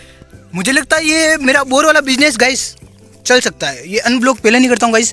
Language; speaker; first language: Hindi; non-native, local second language; Rajasthani